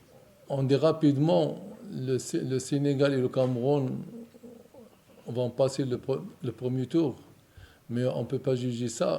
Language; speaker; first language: French; non-native, local second language; Arabic